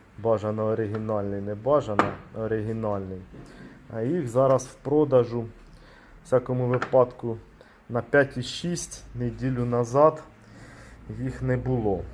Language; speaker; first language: Ukrainian; non-native, local second language; Russian